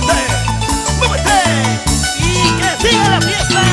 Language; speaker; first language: Spanish; native; Spanish